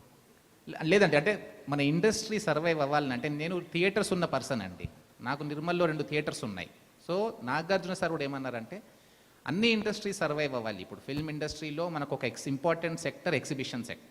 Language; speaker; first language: Telugu; native; Telugu